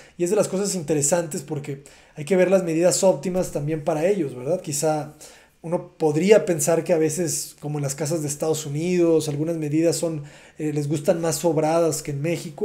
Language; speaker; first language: Spanish; native; Spanish